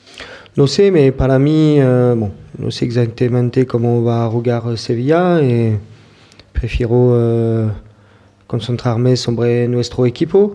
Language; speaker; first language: Spanish; non-native, fluent; French